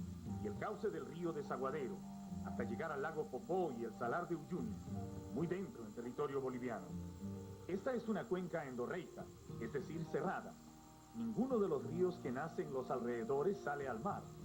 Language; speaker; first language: Spanish; native; Spanish